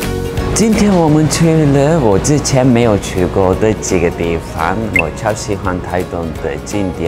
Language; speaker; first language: Chinese; non-native, fluent; Turkish